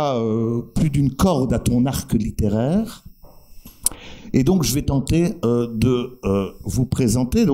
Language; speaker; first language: French; native; French